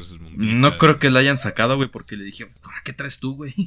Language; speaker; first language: Spanish; native; Spanish